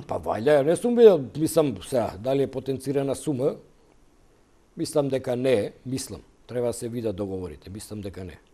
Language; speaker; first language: Macedonian; native; Macedonian